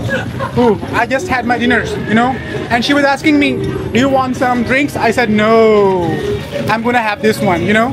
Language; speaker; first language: English; non-native, fluent; Urdu